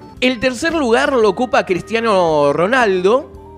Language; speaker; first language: Spanish; native; Spanish